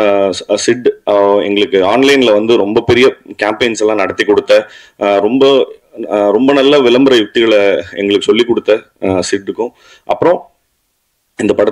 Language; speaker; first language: Tamil; native; Tamil